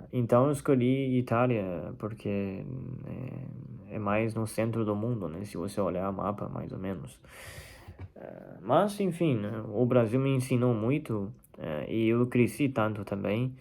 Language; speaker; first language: Portuguese; non-native, fluent; Chinese